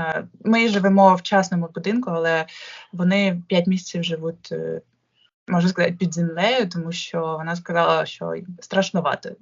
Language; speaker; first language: Ukrainian; non-native, local second language; Russian